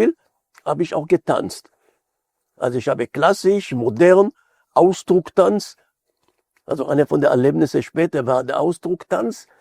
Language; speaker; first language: German; non-native, fluent; Hebrew